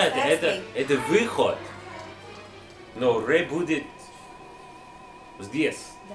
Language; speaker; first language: Russian; non-native, learner; English